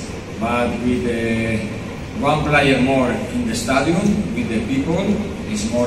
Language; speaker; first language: English; non-native, learner; Spanish